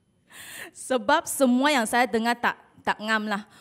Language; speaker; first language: Malay; non-native, local second language; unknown